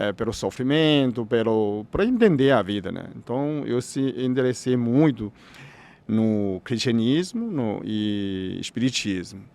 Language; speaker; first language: Portuguese; non-native, fluent; Chinese